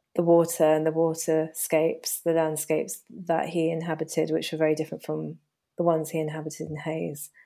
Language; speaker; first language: English; native; English